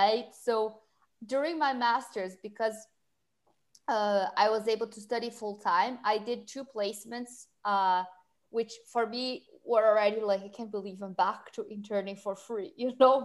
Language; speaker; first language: English; non-native, fluent; Portuguese